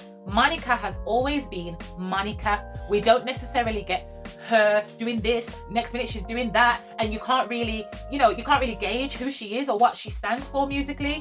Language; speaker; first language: English; native; English